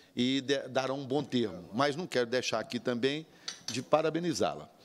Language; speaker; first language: Portuguese; native; Portuguese